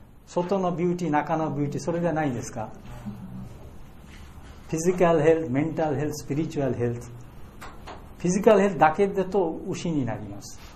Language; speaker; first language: Japanese; non-native, fluent; Bangla